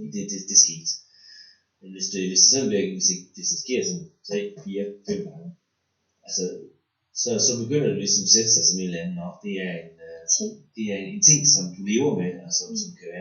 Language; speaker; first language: Danish; native; Danish